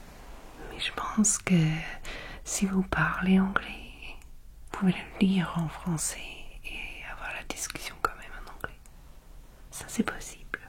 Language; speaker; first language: French; non-native, fluent; English